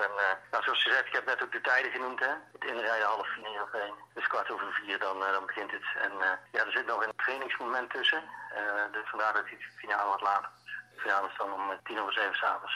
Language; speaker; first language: Dutch; native; Dutch